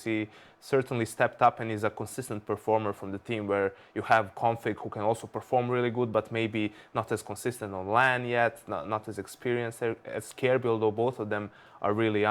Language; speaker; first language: English; non-native, fluent; Danish